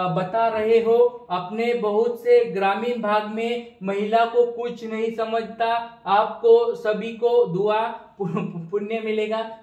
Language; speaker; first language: Hindi; non-native, local second language; Marathi